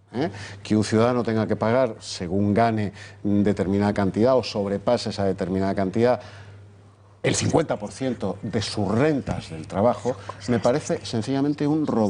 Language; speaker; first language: Spanish; native; Spanish